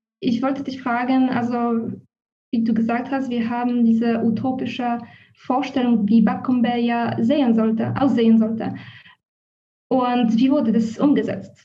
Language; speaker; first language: German; non-native, fluent; Polish